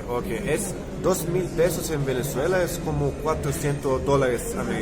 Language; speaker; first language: Spanish; non-native, learner; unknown